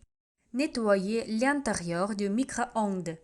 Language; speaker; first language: French; non-native, fluent; Russian